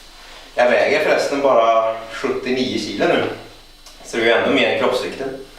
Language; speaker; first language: Swedish; native; Swedish